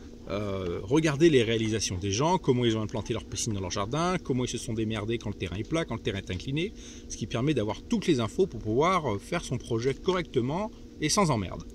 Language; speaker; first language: French; native; French